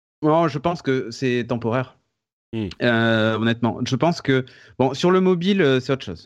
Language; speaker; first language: French; native; French